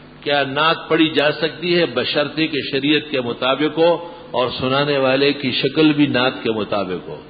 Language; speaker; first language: Urdu; non-native, local second language; Pashto